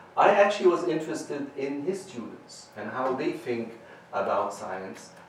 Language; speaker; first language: English; non-native, fluent; Arabic